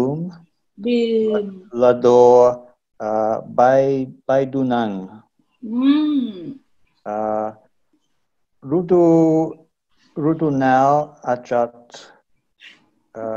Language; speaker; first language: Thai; non-native, learner; English